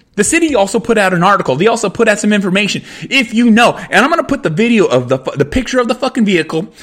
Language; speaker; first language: English; early bilingual, other home language; Spanish